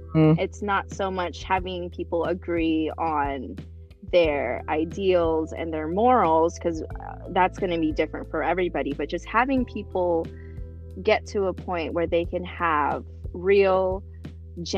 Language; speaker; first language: English; early bilingual, other home language; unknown